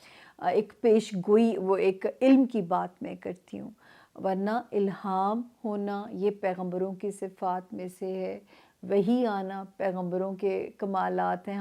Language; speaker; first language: Urdu; native; Urdu